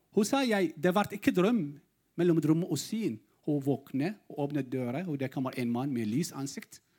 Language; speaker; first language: Norwegian; non-native, learner; Arabic